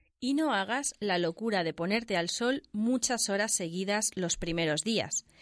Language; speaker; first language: Spanish; native; Spanish